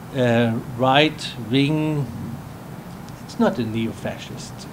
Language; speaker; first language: English; non-native, fluent; German